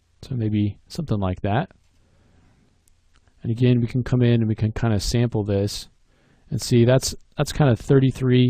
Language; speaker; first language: English; native; English